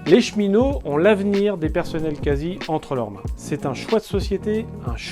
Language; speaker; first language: French; native; French